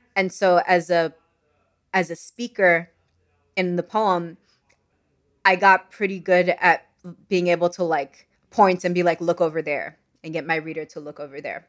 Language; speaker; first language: English; non-native, fluent; Arabic